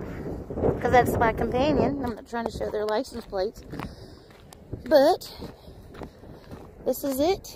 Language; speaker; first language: English; native; English